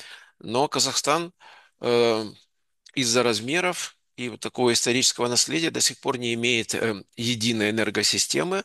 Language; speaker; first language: Russian; native; Russian